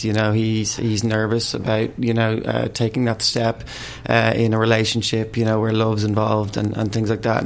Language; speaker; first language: English; native; English